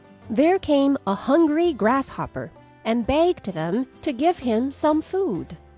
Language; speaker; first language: English; non-native, fluent; Chinese